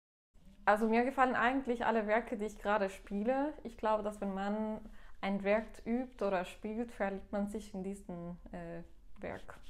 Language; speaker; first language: German; non-native, fluent; Spanish